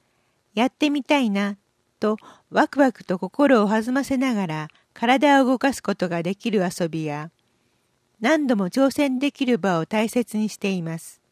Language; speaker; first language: Japanese; native; Japanese